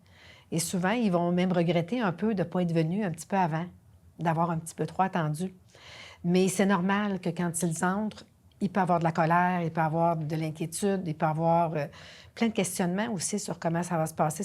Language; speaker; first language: French; native; French